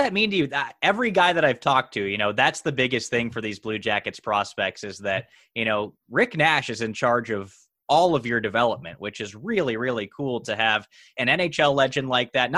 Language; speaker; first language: English; native; English